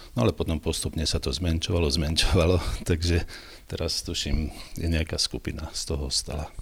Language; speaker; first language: Slovak; non-native, local second language; Croatian